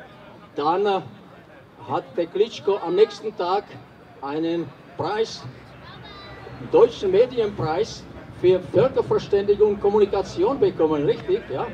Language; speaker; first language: German; non-native, fluent; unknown